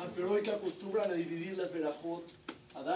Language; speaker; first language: Spanish; native; Spanish